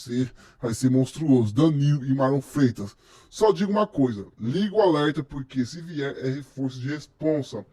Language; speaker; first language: Portuguese; native; Portuguese